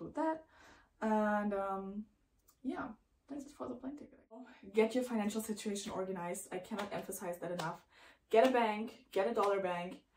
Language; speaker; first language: English; non-native, fluent; German